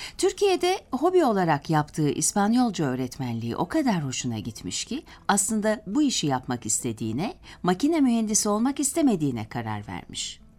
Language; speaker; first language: Turkish; native; Turkish